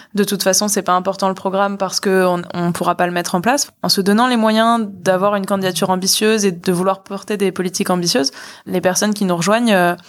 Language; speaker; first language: French; native; French